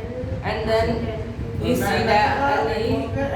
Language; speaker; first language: English; non-native, learner; Hindi